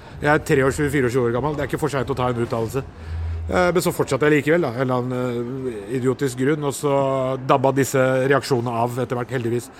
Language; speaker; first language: Norwegian; early bilingual, other home language; Urdu